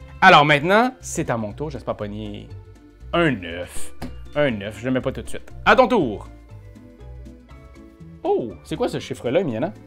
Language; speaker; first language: French; native; French